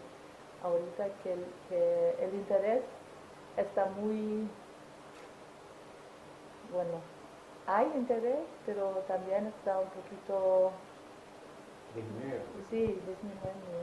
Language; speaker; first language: Spanish; non-native, fluent; German